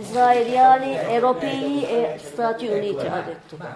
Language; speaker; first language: Italian; non-native, learner; Turkish